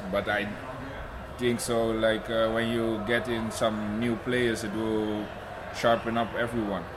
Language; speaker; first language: English; non-native, fluent; Dutch